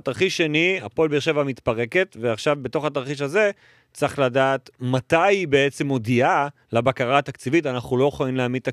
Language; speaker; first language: Hebrew; native; Hebrew